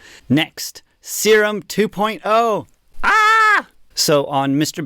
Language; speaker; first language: English; native; English